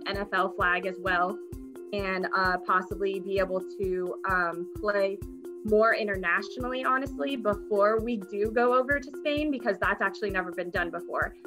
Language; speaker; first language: English; native; English